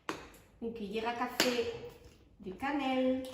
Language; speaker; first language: French; non-native, fluent; Spanish